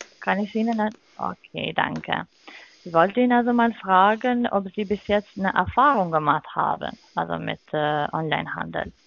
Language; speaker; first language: German; non-native, fluent; Turkish